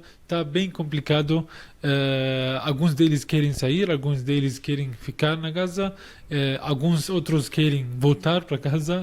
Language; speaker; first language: Portuguese; non-native, fluent; Arabic